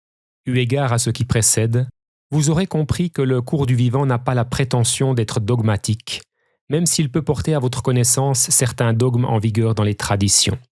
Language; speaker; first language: French; native; French